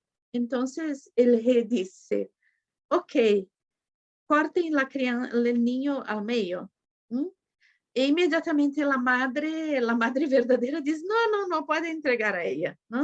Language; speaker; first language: Spanish; non-native, fluent; Portuguese